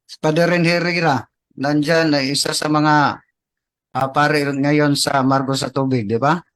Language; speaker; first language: Filipino; non-native, local second language; Cebuano